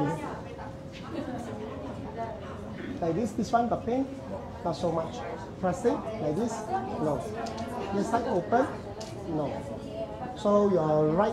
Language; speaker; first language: English; non-native, local second language; Chinese